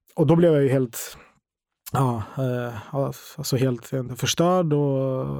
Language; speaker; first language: Swedish; non-native, fluent; Ukrainian